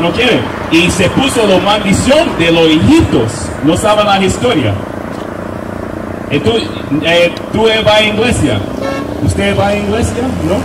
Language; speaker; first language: Spanish; non-native, learner; English